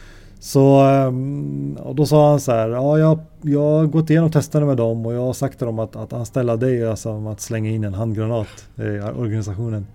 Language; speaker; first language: Swedish; native; Swedish